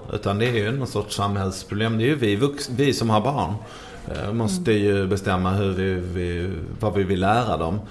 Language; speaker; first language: Swedish; native; Swedish